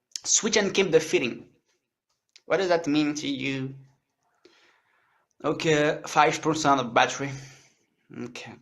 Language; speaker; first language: English; non-native, learner; French